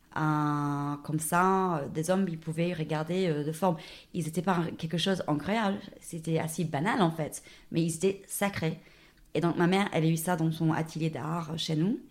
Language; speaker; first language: French; non-native, fluent; English